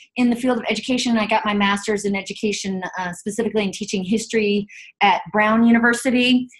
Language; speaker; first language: English; native; English